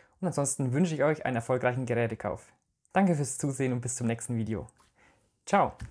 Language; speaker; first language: German; native; German